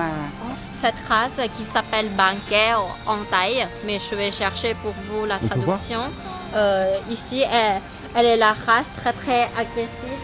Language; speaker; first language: French; non-native, learner; Thai